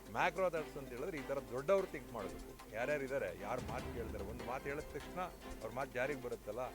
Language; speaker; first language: Kannada; native; Kannada